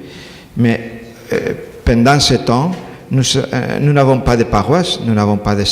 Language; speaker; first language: French; non-native, learner; Spanish